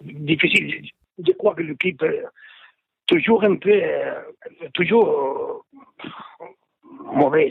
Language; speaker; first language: French; non-native, fluent; Spanish